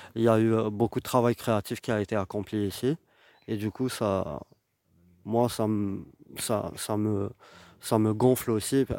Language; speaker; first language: French; non-native, local second language; Arabic